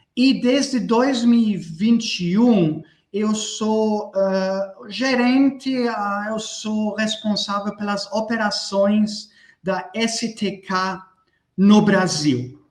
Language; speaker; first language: Portuguese; non-native, fluent; German